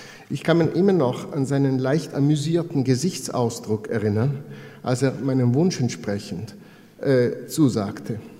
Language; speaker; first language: German; non-native, fluent; Italian